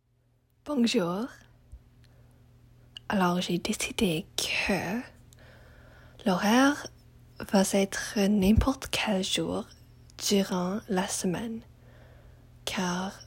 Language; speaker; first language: French; non-native, learner; English